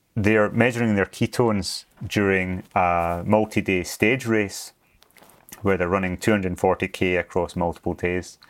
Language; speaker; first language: English; native; English